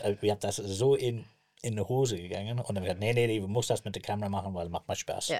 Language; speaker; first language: German; non-native, learner; English